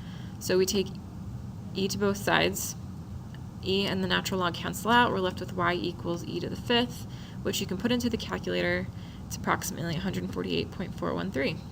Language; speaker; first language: English; native; English